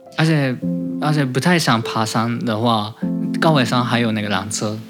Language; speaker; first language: Chinese; non-native, fluent; Japanese